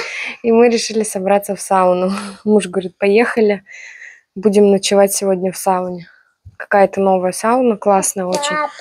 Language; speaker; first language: Russian; native; Russian